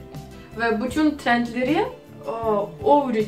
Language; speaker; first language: Turkish; non-native, fluent; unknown